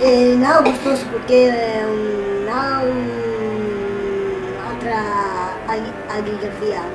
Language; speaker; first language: Portuguese; non-native, learner; Italian